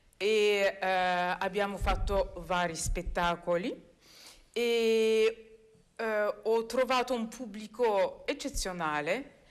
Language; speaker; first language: Italian; non-native, fluent; Armenian